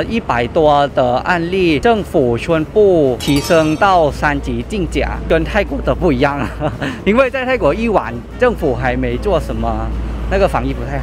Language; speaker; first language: Chinese; non-native, learner; Thai